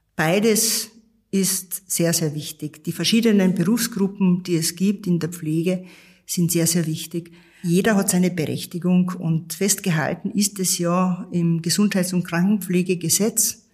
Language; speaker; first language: German; native; German